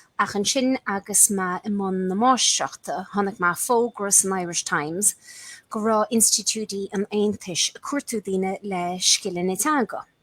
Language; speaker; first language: Irish; native; Irish